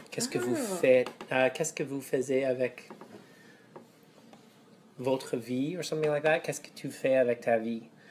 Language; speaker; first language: French; non-native, fluent; English